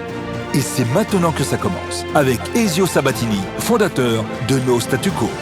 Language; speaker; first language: French; native; French